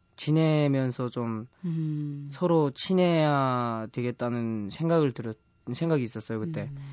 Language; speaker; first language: Korean; early bilingual, heritage; Korean